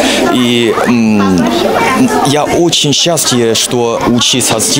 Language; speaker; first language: Russian; non-native, learner; Chinese